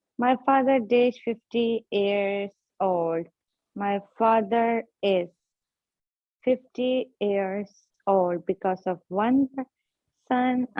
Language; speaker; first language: English; non-native, learner; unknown